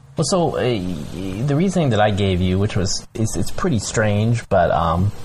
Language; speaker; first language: English; early bilingual, other home language; Bangla